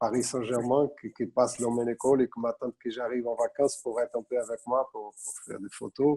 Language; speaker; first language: French; non-native, fluent; Portuguese